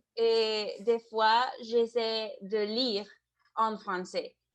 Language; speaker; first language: French; non-native, learner; Spanish